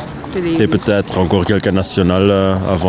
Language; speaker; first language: French; non-native, local second language; Dutch